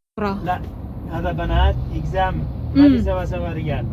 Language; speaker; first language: Arabic; non-native, learner; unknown